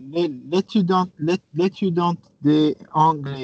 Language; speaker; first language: French; non-native, learner; Arabic